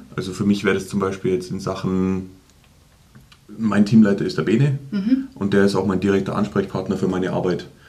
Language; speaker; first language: German; native; German